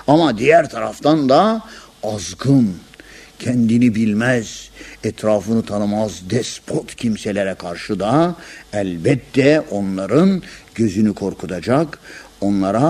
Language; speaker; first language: Turkish; native; Turkish